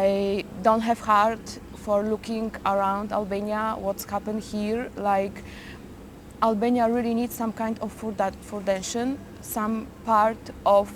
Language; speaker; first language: English; non-native, learner; Polish